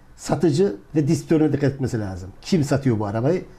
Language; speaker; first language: Turkish; native; Turkish